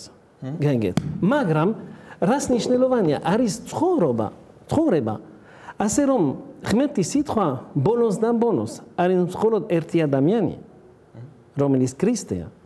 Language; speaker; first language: Georgian; non-native, learner; French